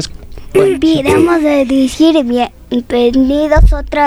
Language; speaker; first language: Spanish; early bilingual, other home language; French